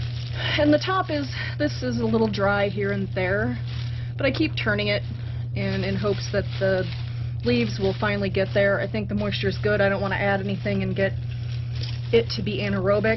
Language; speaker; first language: English; native; English